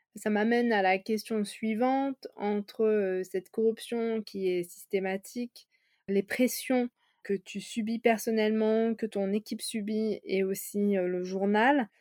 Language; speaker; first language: French; native; French